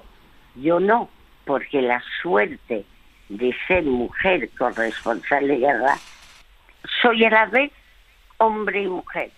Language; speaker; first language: Spanish; early bilingual, other home language; French